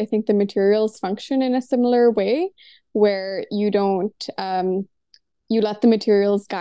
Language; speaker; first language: English; non-native, local second language; Urdu